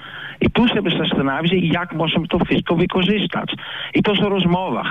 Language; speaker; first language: Polish; non-native, learner; Dutch